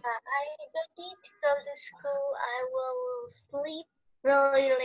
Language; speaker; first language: English; non-native, learner; Vietnamese